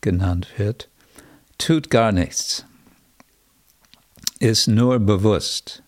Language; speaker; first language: German; non-native, fluent; English